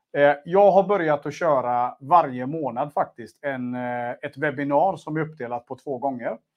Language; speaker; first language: Swedish; native; Swedish